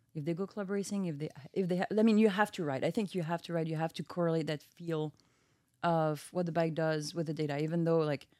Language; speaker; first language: English; non-native, fluent; French